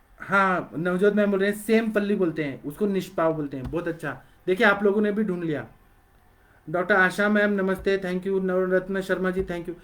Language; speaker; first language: Hindi; non-native, local second language; Marathi